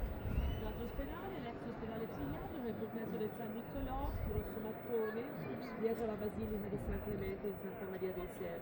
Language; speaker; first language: Italian; native; Italian